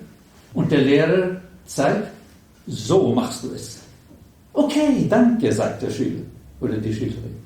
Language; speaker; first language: German; non-native, learner; Swedish